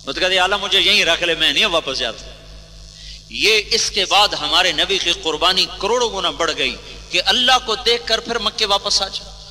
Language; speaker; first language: Urdu; non-native, local second language; Punjabi